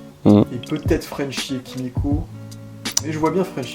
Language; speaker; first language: French; native; French